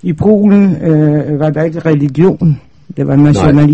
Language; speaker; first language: Danish; non-native, fluent; Polish